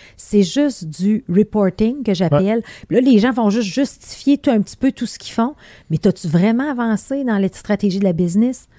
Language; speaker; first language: French; native; French